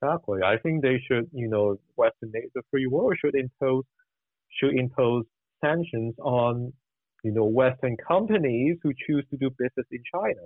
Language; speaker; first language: English; non-native, local second language; Cantonese